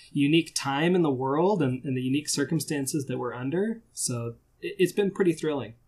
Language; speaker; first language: English; native; English